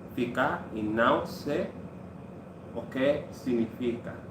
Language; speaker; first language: Portuguese; non-native, learner; English